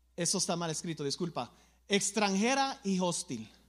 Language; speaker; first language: Spanish; early bilingual, other home language; English